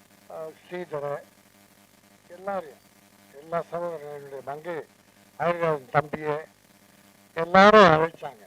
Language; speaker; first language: Tamil; native; Tamil